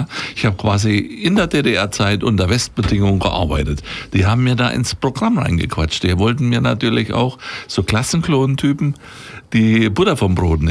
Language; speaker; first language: German; native; German